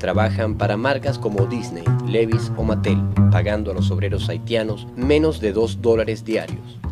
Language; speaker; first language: Spanish; native; Spanish